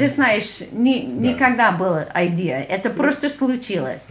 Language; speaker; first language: Russian; non-native, learner; English